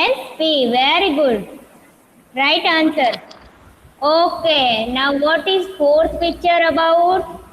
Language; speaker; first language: English; non-native, local second language; Hindi